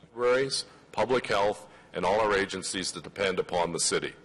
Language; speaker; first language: English; native; English